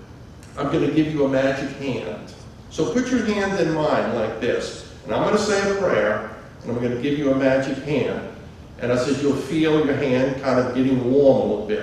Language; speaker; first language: English; native; English